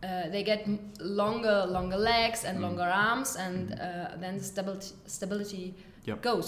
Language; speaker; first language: English; non-native, learner; German